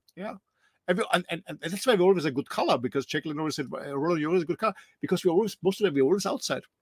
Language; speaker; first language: English; non-native, fluent; German